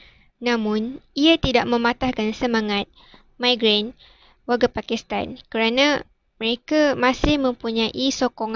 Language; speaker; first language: Malay; native; Malay